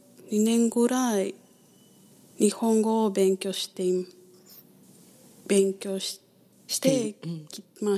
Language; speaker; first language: Japanese; non-native, learner; English